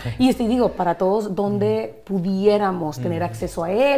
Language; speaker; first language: Spanish; native; Spanish